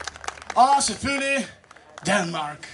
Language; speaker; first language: Danish; non-native, learner; Spanish